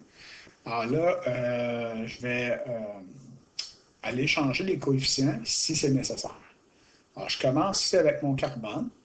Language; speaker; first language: French; native; French